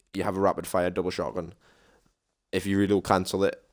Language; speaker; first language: English; native; English